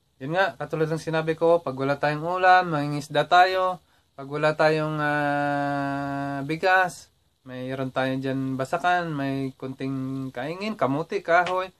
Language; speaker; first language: Filipino; native; Filipino